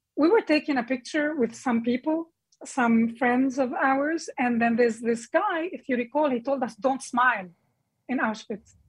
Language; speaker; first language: English; non-native, fluent; Arabic